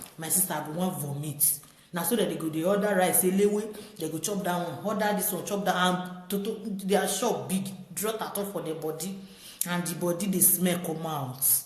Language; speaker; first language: Nigerian Pidgin; non-native, local second language; Yoruba